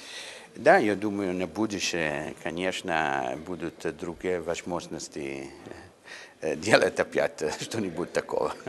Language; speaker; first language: Russian; non-native, learner; Italian